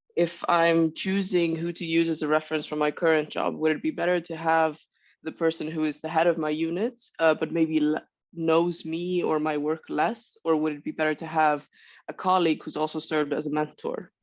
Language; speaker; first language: English; non-native, fluent; Icelandic